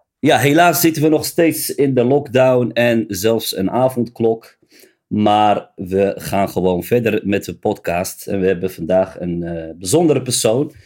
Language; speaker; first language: Dutch; early bilingual, other home language; Riffian